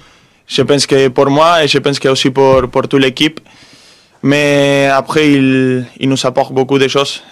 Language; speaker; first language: French; non-native, fluent; Spanish